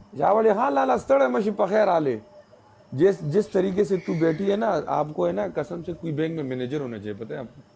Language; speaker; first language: Urdu; non-native, local second language; Pashto